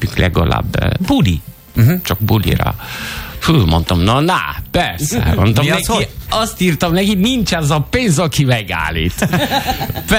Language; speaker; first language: Hungarian; non-native, fluent; Arabic